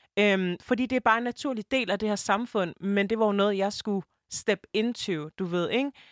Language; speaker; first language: Danish; early bilingual, other home language; French